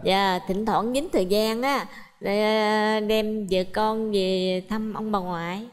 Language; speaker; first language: Vietnamese; native; Vietnamese